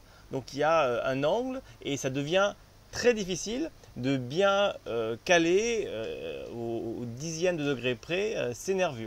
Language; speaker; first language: French; native; French